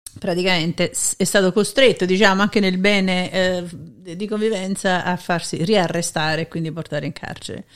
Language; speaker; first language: Italian; native; Italian